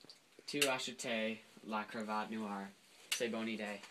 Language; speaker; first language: French; non-native, learner; English